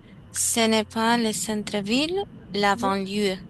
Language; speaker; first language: French; non-native, learner; Spanish